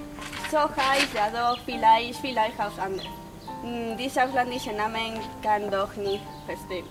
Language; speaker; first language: German; non-native, learner; Spanish